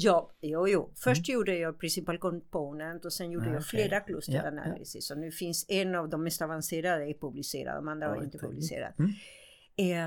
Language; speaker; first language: Swedish; non-native, fluent; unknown